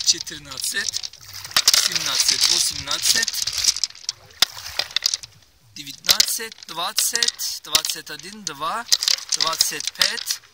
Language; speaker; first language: Russian; non-native, learner; Turkish